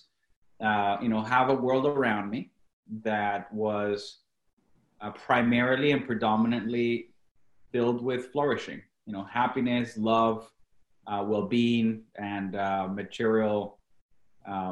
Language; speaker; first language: English; non-native, fluent; Spanish